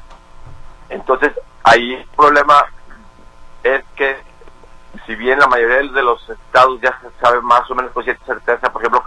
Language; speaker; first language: Spanish; native; Spanish